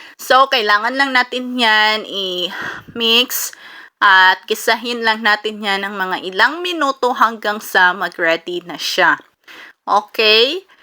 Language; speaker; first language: Filipino; non-native, local second language; Cebuano